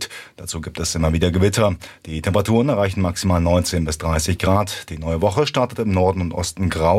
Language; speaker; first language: German; native; German